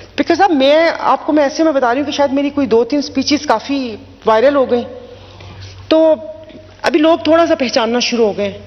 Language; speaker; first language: Urdu; non-native, local second language; Sindhi